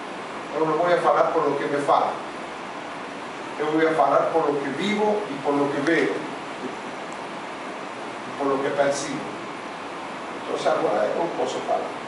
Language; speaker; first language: Portuguese; non-native, fluent; Spanish